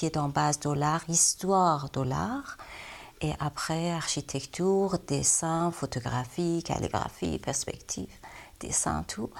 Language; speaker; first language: French; non-native, learner; Persian